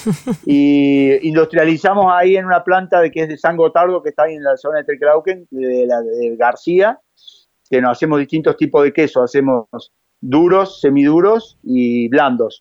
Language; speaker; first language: Spanish; native; Spanish